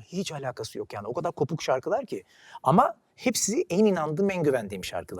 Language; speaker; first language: Turkish; native; Turkish